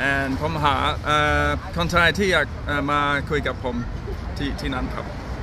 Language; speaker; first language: Thai; non-native, learner; English